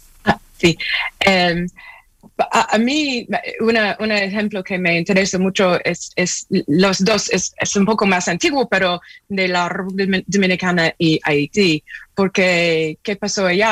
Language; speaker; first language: Spanish; non-native, fluent; English